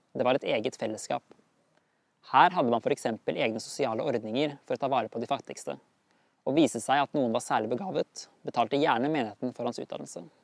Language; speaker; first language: Norwegian; native; Norwegian